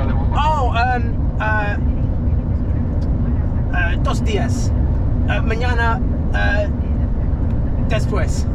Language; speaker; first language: Spanish; non-native, learner; English